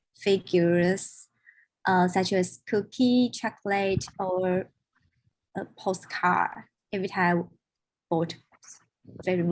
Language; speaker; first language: English; non-native, learner; Chinese